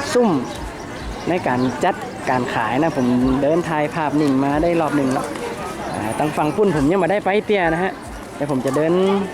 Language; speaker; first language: Thai; native; Thai